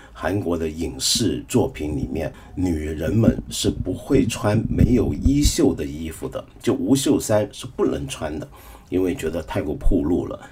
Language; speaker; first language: Chinese; native; Chinese